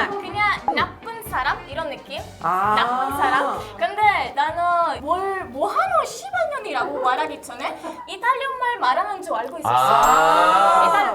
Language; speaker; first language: Korean; early bilingual, other home language; Italian